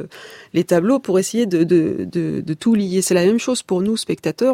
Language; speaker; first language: French; native; French